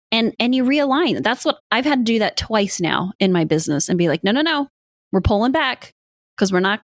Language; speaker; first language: English; native; English